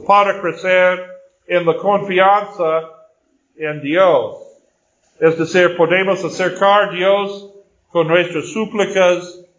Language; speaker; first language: Spanish; non-native, fluent; Portuguese